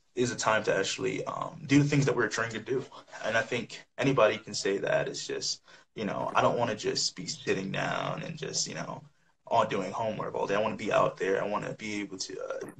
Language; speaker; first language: English; native; English